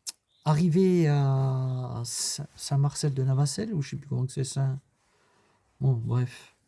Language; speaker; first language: French; native; French